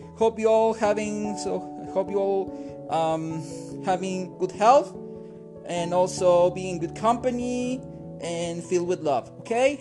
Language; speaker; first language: English; non-native, fluent; Spanish